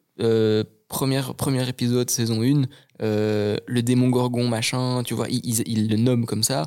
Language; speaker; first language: French; native; French